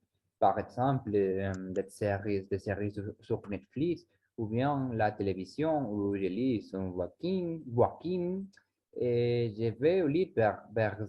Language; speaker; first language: French; non-native, learner; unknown